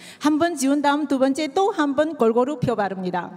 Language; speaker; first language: Korean; native; Korean